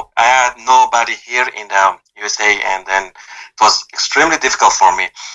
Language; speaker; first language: English; non-native, fluent; Persian